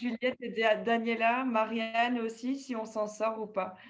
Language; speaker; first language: French; native; French